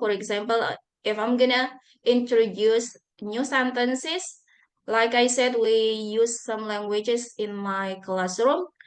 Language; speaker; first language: English; non-native, fluent; Buginese